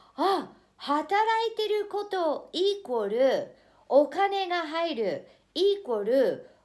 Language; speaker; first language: Japanese; non-native, fluent; English